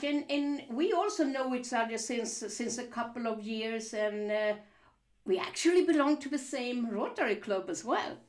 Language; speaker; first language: English; non-native, fluent; Swedish